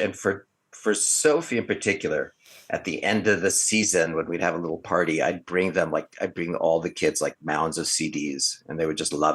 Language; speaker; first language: English; native; English